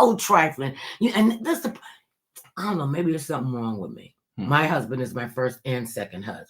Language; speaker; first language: English; native; English